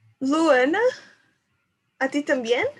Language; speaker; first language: Spanish; non-native, learner; Portuguese